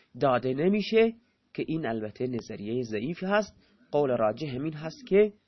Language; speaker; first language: Persian; non-native, local second language; Baluchi